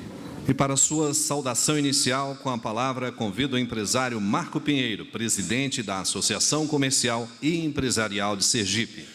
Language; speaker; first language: Portuguese; native; Portuguese